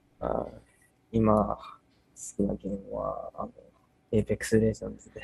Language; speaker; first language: Japanese; early bilingual, heritage; English